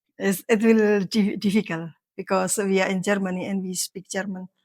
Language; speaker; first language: English; non-native, learner; Indonesian